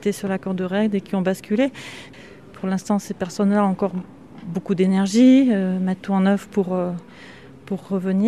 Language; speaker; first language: French; native; French